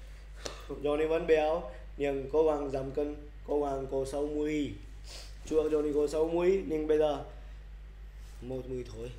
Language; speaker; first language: Vietnamese; non-native, learner; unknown